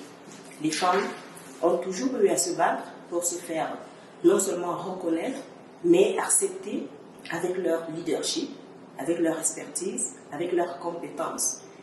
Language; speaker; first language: French; native; French